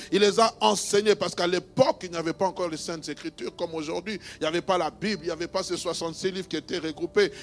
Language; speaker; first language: French; non-native, local second language; Luba-Lulua